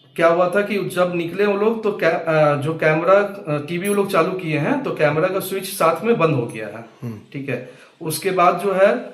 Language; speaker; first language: Hindi; native; Hindi